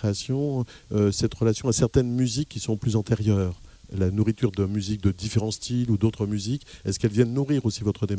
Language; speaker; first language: French; native; French